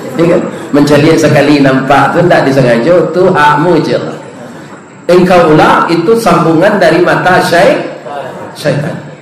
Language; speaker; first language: Malay; non-native, local second language; Minangkabau